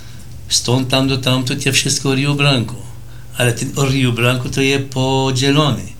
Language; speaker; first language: Polish; early bilingual, heritage; Polish